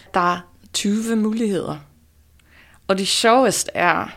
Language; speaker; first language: Danish; non-native, fluent; English